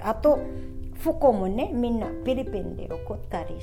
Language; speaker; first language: Japanese; non-native, learner; Filipino